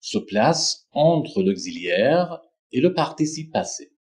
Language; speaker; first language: French; non-native, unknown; Persian